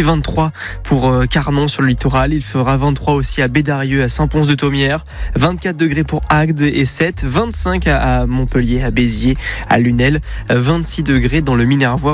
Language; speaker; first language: French; native; French